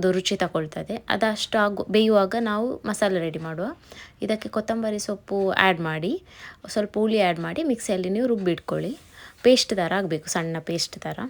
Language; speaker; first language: Kannada; non-native, local second language; Tulu